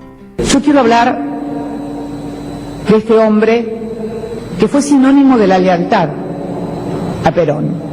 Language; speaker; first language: Spanish; non-native, fluent; Portuguese